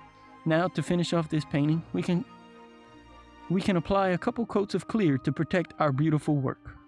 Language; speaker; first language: English; native; English